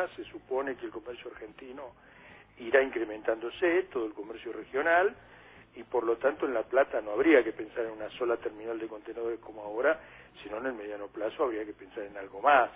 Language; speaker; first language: Spanish; native; Spanish